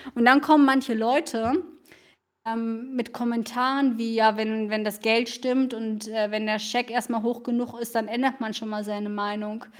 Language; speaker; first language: German; early bilingual, other home language; Russian